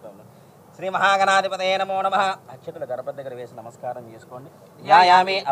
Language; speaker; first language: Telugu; native; Telugu